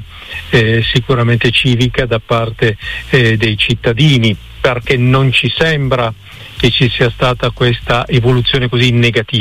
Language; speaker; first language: Italian; native; Italian